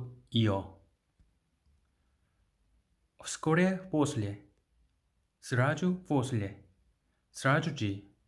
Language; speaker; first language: Russian; non-native, learner; Korean